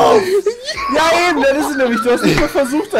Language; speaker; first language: German; native; German